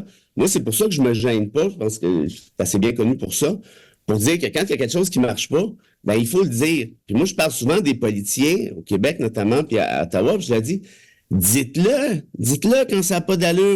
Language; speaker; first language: French; native; French